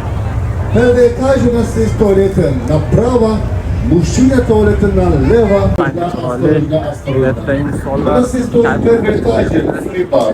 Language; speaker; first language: Russian; non-native, learner; Turkish